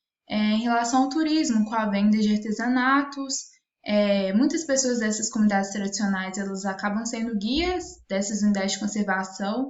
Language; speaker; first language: Portuguese; native; Portuguese